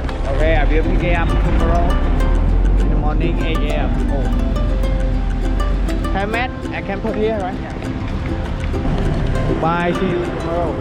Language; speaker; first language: English; non-native, learner; Khmer